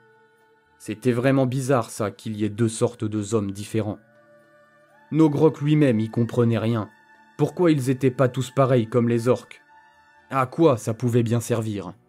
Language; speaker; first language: French; native; French